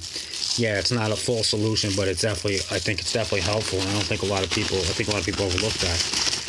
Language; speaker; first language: English; native; English